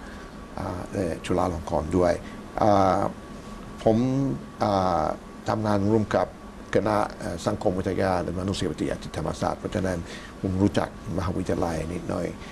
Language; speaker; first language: Thai; non-native, fluent; English